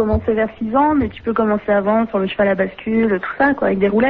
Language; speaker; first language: French; native; French